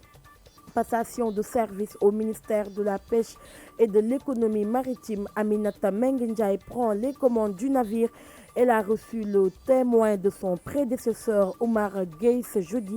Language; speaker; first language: French; non-native, local second language; Wolof